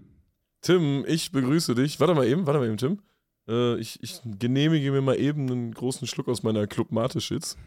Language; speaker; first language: German; native; German